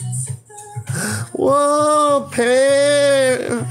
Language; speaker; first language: English; non-native, local second language; Korean